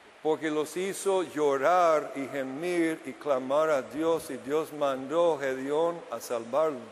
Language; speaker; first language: Spanish; non-native, fluent; English